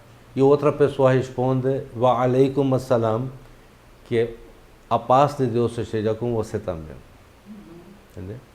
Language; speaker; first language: Portuguese; non-native, fluent; Urdu